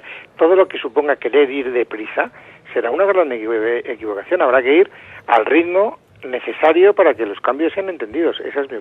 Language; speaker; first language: Spanish; native; Spanish